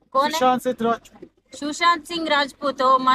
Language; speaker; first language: Hindi; non-native, local second language; Telugu